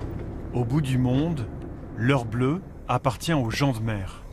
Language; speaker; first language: French; native; French